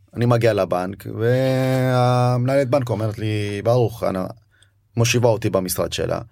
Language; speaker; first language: Hebrew; early bilingual, other home language; Amharic